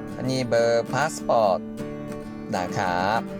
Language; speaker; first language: Thai; non-native, learner; Japanese